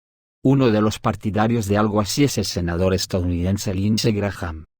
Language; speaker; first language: Spanish; native; Spanish